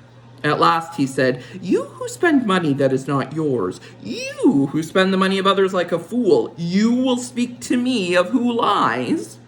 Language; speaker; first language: English; native; English